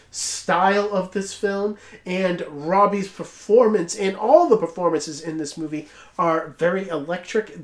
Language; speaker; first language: English; native; English